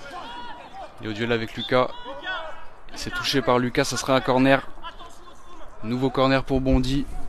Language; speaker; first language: French; native; French